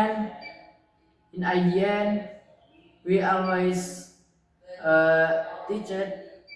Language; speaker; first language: English; non-native, learner; Indonesian